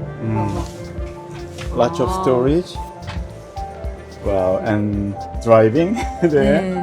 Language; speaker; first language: English; non-native, learner; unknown